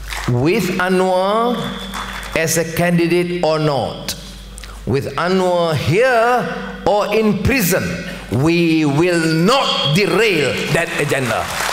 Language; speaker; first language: English; non-native, local second language; Malay